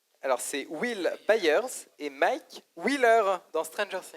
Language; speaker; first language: French; native; French